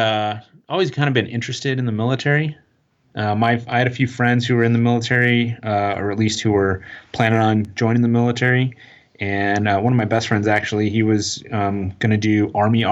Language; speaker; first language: English; native; English